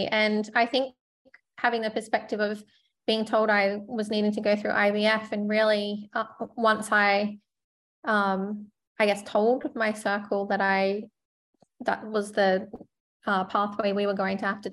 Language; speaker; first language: English; native; English